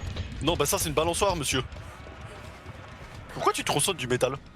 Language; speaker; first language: French; native; French